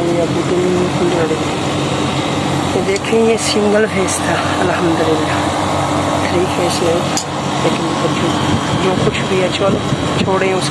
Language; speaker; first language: Hindi; non-native, local second language; Punjabi